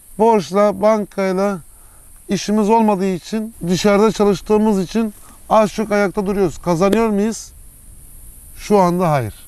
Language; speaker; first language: Turkish; early bilingual, heritage; Turkish